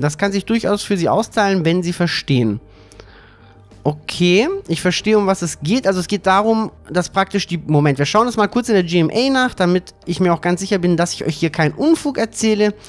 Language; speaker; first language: German; native; German